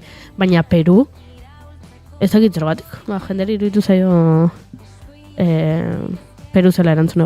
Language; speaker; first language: Basque; native; Basque